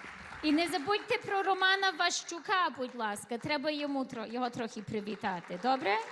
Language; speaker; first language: Ukrainian; early bilingual, heritage; Ukrainian